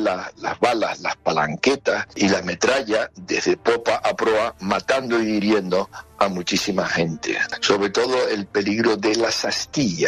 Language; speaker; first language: Spanish; native; Spanish